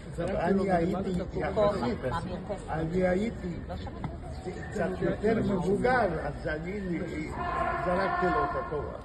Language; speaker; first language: Hebrew; non-native, fluent; Hungarian